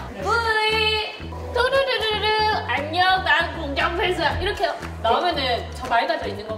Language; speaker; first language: Korean; native; Korean